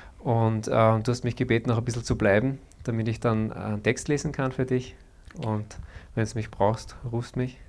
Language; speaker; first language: German; native; German